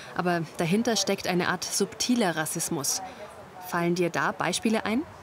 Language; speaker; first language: German; native; German